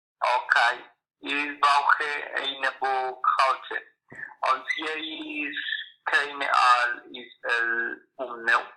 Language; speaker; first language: German; non-native, learner; Spanish